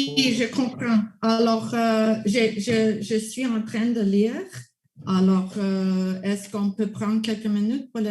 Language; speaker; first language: French; non-native, local second language; English